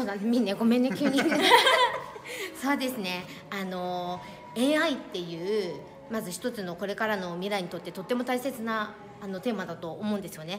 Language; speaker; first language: Japanese; native; Japanese